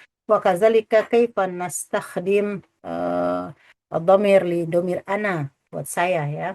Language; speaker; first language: Arabic; non-native, fluent; Indonesian